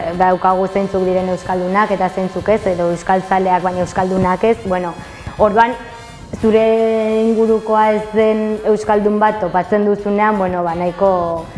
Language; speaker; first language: Basque; non-native, local second language; Spanish